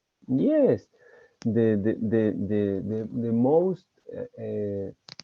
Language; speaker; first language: English; non-native, learner; Spanish